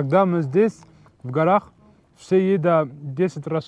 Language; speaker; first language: Russian; non-native, learner; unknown